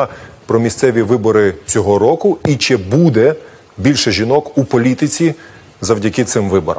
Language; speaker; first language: Ukrainian; native; Ukrainian